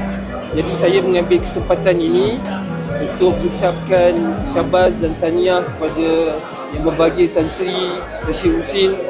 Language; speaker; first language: Malay; native; Malay